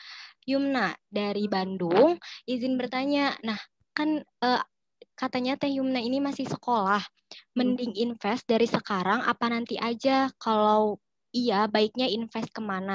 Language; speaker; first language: Indonesian; native; Indonesian